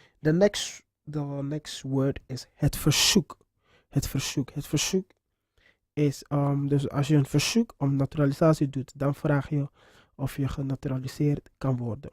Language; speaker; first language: Dutch; non-native, fluent; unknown